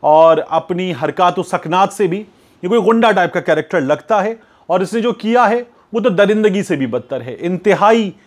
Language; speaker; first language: Urdu; native; Urdu